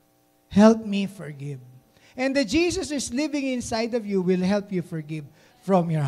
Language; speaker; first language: English; non-native, local second language; Filipino